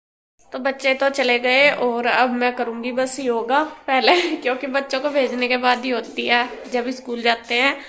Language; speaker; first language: Hindi; native; Hindi